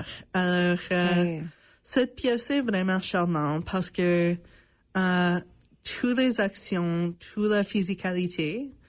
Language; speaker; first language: French; non-native, local second language; English